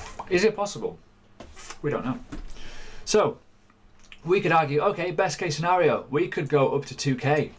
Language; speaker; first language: English; native; English